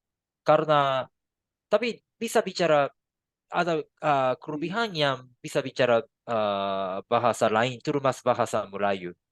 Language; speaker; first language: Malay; non-native, learner; Japanese